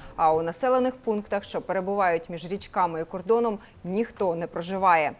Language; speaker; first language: Ukrainian; native; Ukrainian